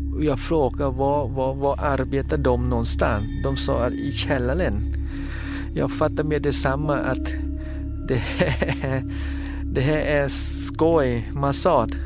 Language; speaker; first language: Swedish; non-native, fluent; Thai